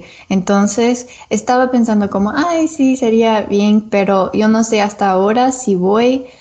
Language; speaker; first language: Spanish; non-native, learner; English